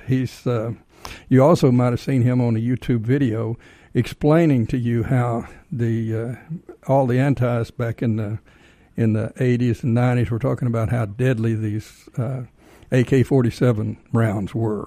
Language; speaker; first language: English; native; English